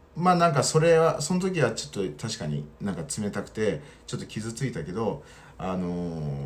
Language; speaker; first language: Japanese; non-native, fluent; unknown